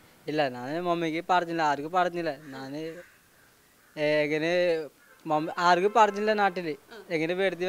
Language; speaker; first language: Malayalam; non-native, local second language; Odia